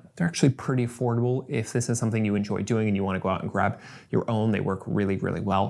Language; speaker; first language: English; native; English